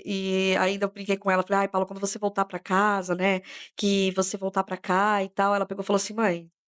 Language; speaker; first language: Portuguese; native; Portuguese